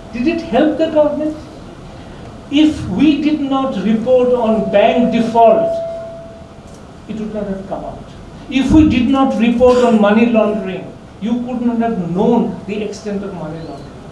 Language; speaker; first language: English; non-native, local second language; Bangla